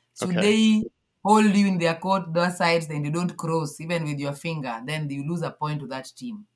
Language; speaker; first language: English; non-native, local second language; Luo (Kenya and Tanzania)